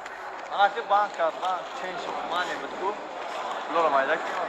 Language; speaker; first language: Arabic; non-native, learner; Tajik